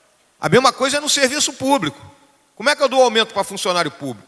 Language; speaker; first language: Portuguese; native; Portuguese